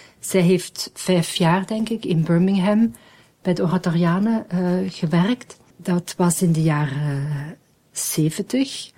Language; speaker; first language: Dutch; native; Dutch